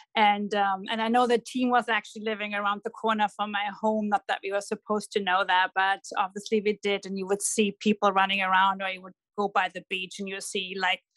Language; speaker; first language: English; non-native, fluent; German